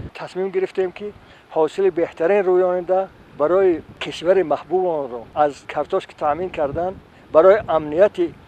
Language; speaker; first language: Tajik; native; Tajik